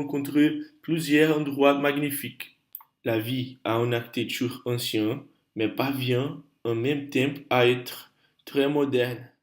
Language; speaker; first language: French; non-native, learner; Portuguese